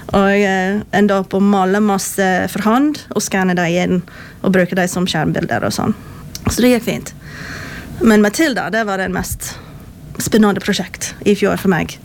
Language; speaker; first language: Norwegian; non-native, fluent; English